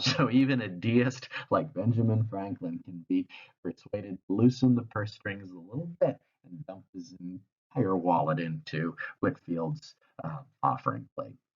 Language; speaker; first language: English; native; English